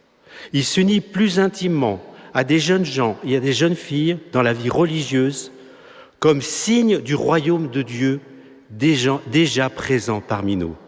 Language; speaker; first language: French; native; French